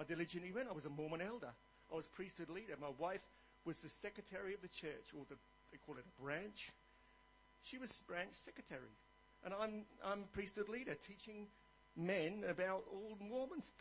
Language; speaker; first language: English; native; English